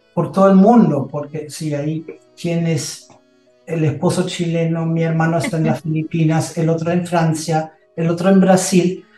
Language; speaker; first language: Spanish; non-native, fluent; German